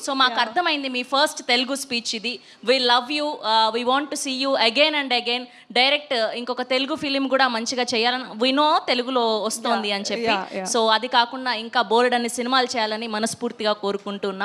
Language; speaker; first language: Telugu; native; Telugu